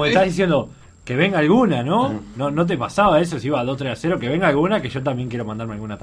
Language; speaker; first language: Spanish; native; Spanish